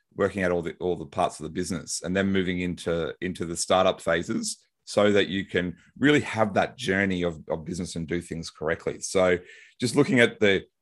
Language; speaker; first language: English; native; English